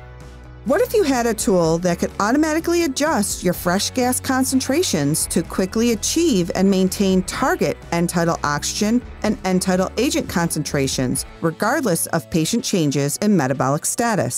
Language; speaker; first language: English; native; English